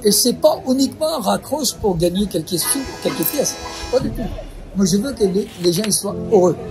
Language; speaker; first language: French; non-native, fluent; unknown